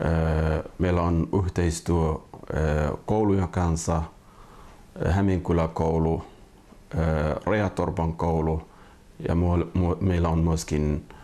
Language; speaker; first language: Finnish; non-native, fluent; Somali